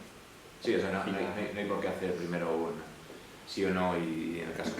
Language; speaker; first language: Spanish; native; Spanish